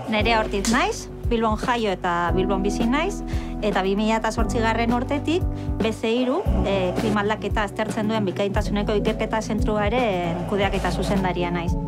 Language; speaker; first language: Basque; non-native, local second language; Spanish